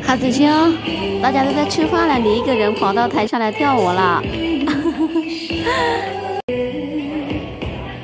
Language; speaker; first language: Chinese; non-native, fluent; Lao